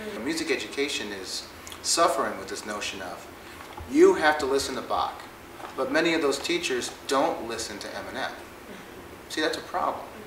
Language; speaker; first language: English; native; English